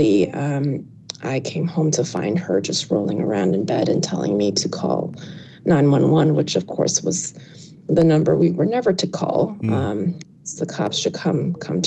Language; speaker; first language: English; early bilingual, other home language; Chinese